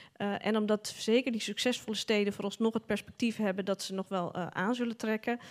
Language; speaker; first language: Dutch; native; Dutch